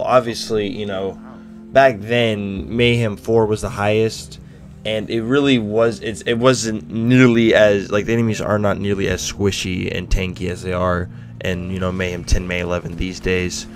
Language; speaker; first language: English; native; English